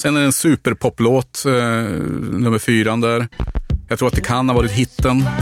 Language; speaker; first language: Swedish; native; Swedish